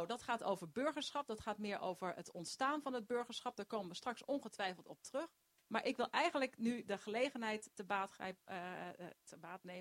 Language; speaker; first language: Dutch; native; Dutch